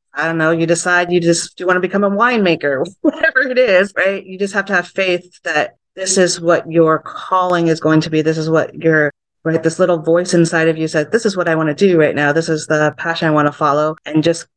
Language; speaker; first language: English; early bilingual, other home language; Vietnamese